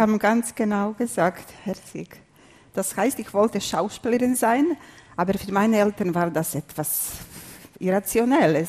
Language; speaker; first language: German; non-native, fluent; Serbian